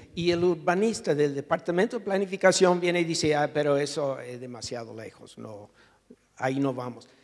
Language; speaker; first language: Spanish; non-native, fluent; English